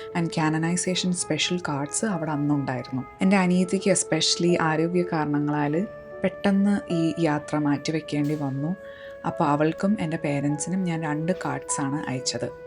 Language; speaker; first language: Malayalam; early bilingual, heritage; Malayalam